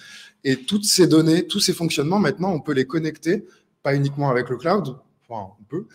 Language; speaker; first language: French; native; French